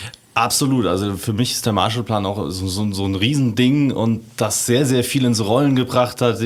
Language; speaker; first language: German; native; German